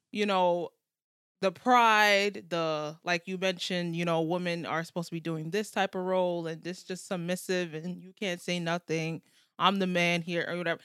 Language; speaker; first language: English; native; English